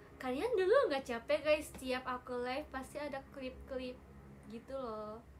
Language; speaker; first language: Indonesian; non-native, fluent; Japanese